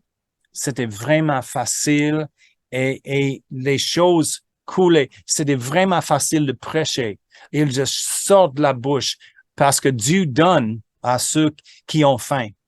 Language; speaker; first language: French; non-native, fluent; English